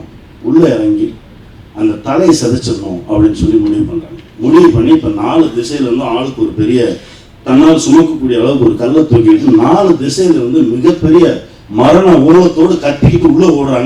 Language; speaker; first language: Tamil; native; Tamil